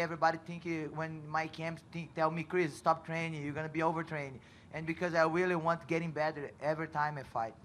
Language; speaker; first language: English; non-native, learner; Portuguese